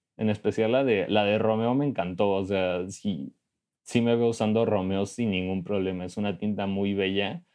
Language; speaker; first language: Spanish; native; Spanish